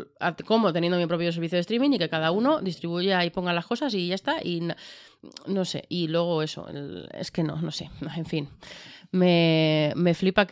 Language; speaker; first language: Spanish; native; Spanish